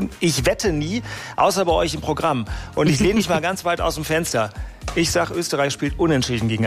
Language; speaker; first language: German; native; German